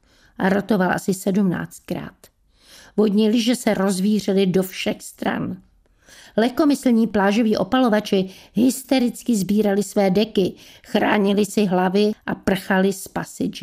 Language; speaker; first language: Czech; native; Czech